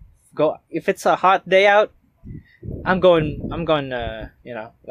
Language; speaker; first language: English; non-native, local second language; Filipino